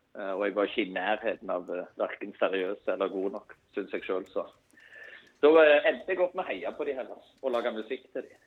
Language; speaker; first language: Norwegian; native; Norwegian